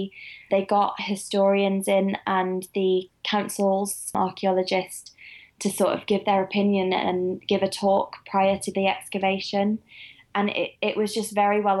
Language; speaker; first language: English; native; English